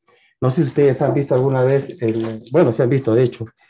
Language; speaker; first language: Spanish; native; Spanish